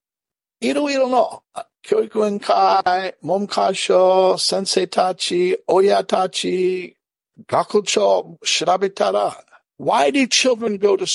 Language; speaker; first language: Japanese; non-native, fluent; English